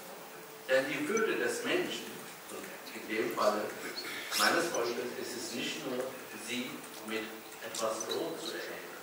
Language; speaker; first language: German; early bilingual, other home language; Kurdish